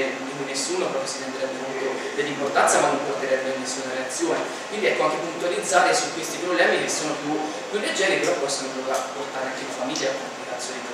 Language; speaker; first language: Italian; native; Italian